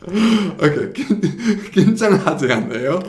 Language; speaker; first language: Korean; non-native, fluent; English